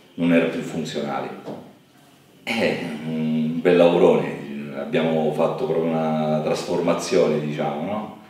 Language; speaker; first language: Italian; native; Italian